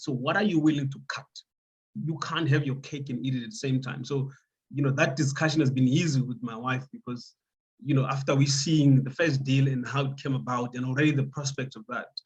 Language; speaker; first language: English; non-native, local second language; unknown